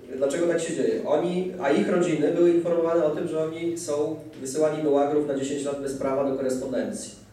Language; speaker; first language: Polish; native; Polish